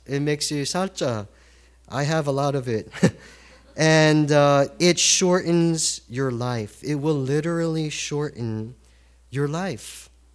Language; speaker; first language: English; early bilingual, other home language; Korean